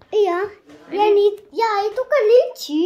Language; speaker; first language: Indonesian; early bilingual, heritage; Spanish